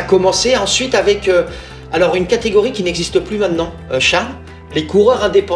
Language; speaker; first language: French; native; French